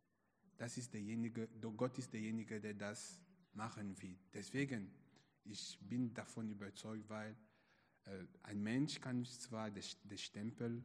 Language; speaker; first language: German; non-native, fluent; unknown